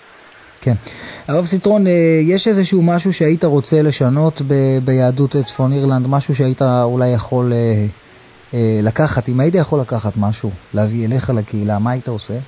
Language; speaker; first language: Hebrew; native; Hebrew